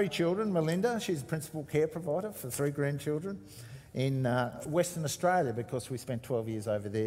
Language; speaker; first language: English; native; English